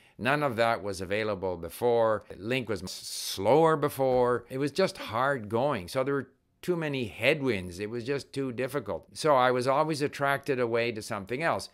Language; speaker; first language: English; native; English